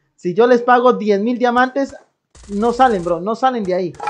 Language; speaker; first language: Spanish; native; Spanish